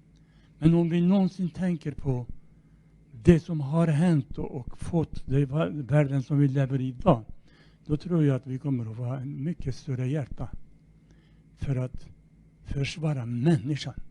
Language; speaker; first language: Swedish; non-native, fluent; Kurdish